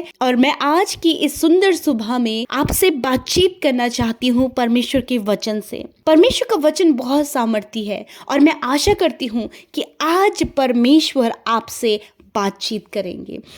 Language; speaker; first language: Hindi; native; Hindi